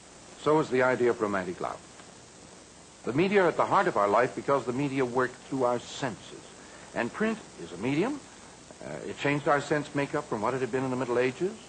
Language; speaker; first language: English; native; English